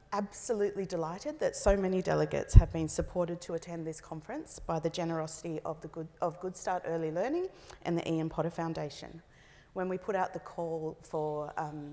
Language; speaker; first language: English; native; English